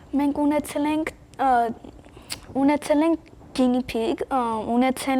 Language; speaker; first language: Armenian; early bilingual, heritage; Armenian